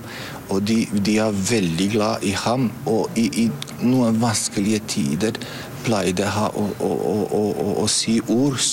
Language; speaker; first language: Norwegian; non-native, fluent; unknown